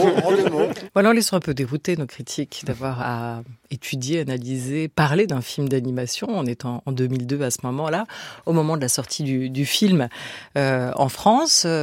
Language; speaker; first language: French; native; French